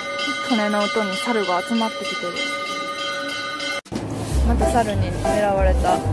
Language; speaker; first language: Japanese; native; Japanese